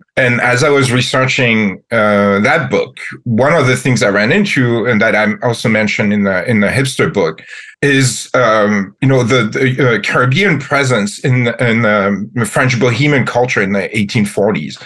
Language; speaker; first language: English; non-native, fluent; French